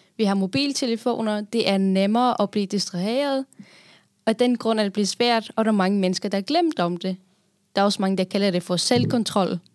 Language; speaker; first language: Danish; non-native, fluent; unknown